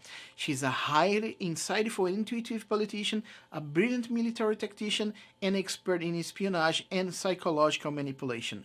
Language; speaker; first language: English; non-native, fluent; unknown